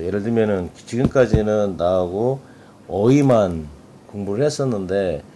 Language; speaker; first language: Korean; native; Korean